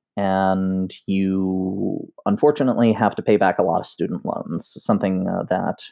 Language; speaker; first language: English; native; English